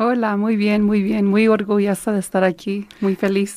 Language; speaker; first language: Spanish; early bilingual, heritage; Spanish